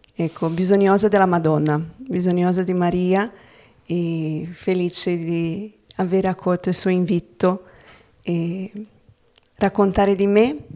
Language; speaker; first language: Italian; non-native, fluent; Portuguese